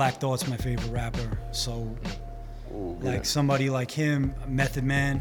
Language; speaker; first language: English; native; English